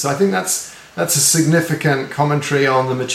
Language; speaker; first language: English; native; English